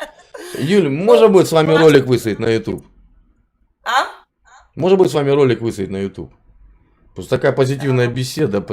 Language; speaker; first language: Russian; native; Russian